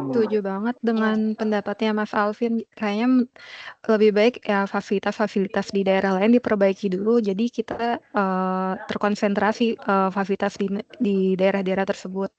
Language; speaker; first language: Indonesian; native; Indonesian